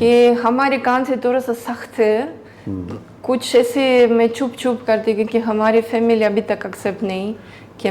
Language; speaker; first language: Hindi; non-native, learner; Greek